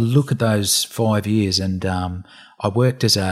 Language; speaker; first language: English; native; English